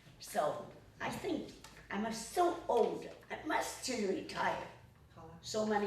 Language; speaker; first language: English; non-native, learner; Chinese